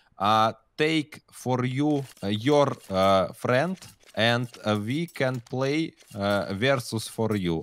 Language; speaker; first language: English; non-native, learner; Russian